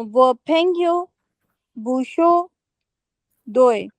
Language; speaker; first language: Chinese; non-native, learner; Hindi